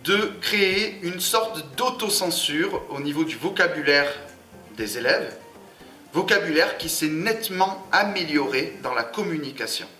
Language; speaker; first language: French; native; French